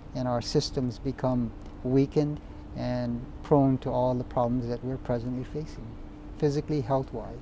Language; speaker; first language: English; native; English